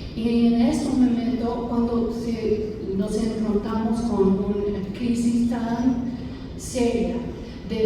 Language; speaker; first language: Spanish; non-native, fluent; English